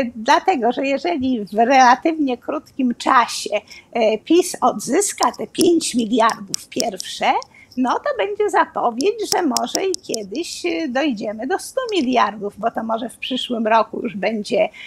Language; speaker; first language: Polish; native; Polish